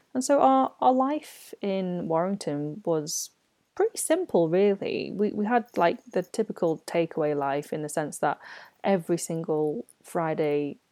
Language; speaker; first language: English; non-native, local second language; Cantonese